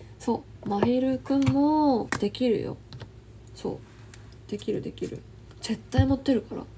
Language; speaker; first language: Japanese; non-native, fluent; Korean